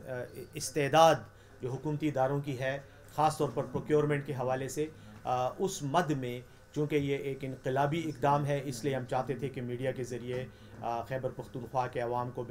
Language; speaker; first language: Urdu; non-native, local second language; Pashto